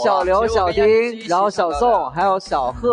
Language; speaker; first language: Chinese; native; Chinese